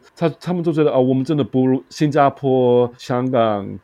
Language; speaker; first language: Chinese; non-native, fluent; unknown